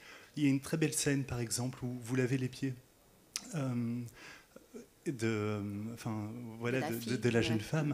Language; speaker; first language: French; native; French